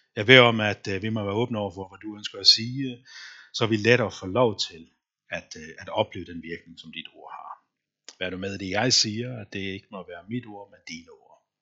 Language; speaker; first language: Danish; non-native, local second language; Faroese